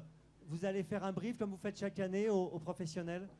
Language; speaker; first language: French; native; French